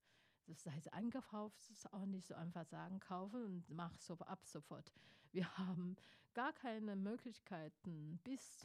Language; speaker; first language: German; non-native, fluent; Chinese